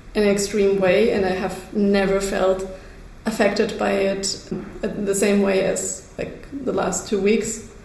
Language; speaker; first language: English; early bilingual, other home language; Russian